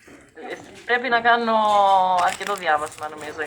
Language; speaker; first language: Greek; non-native, learner; Swedish